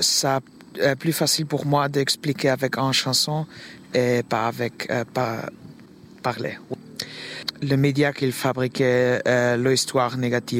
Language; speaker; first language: French; non-native, learner; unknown